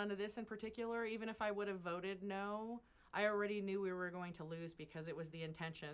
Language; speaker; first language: English; native; English